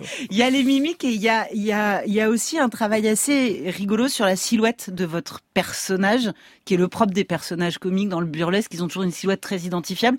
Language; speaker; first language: French; native; French